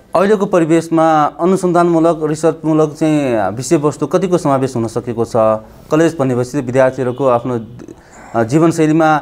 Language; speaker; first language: Nepali; native; Nepali